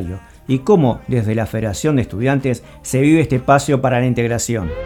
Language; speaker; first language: Spanish; native; Spanish